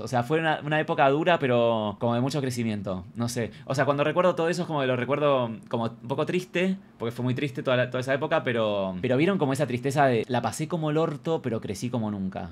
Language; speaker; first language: Spanish; native; Spanish